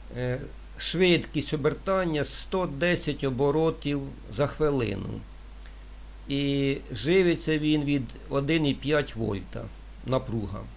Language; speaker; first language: Ukrainian; non-native, local second language; Russian